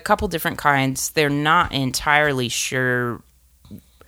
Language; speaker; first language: English; native; English